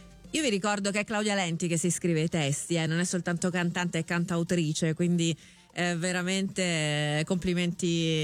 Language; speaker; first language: Italian; native; Italian